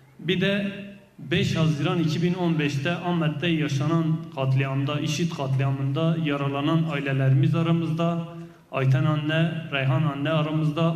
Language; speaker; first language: Turkish; non-native, local second language; Kurdish